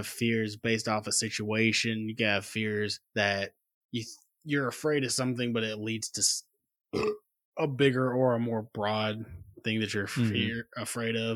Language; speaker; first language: English; native; English